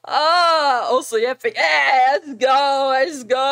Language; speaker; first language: English; non-native, fluent; German